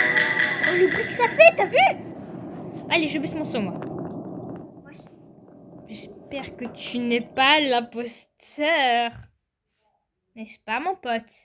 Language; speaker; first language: French; native; French